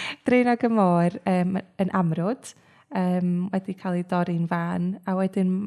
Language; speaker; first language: Welsh; native; Welsh